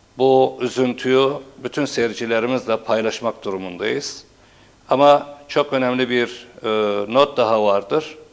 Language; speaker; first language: Turkish; non-native, local second language; Turoyo